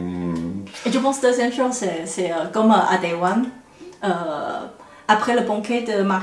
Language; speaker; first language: French; non-native, fluent; Chinese